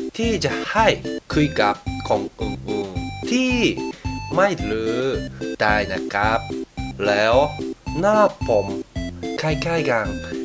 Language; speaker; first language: Thai; non-native, learner; Japanese